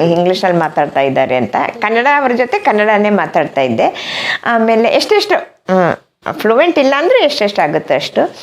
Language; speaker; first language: Kannada; non-native, fluent; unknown